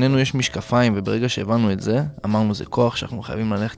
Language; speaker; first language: Hebrew; native; Hebrew